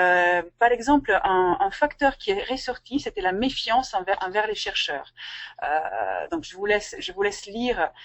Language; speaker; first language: French; native; French